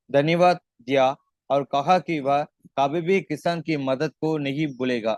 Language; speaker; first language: Hindi; non-native, local second language; Tamil